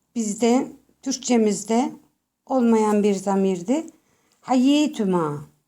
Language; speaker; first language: Turkish; native; Turkish